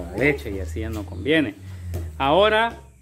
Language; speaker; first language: Spanish; native; Spanish